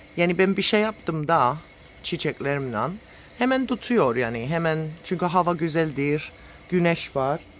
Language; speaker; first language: Turkish; native; Turkish